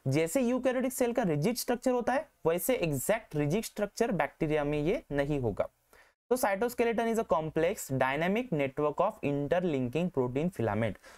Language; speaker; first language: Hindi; non-native, local second language; Marathi